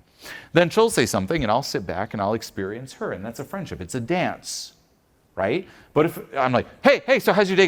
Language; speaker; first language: English; non-native, fluent; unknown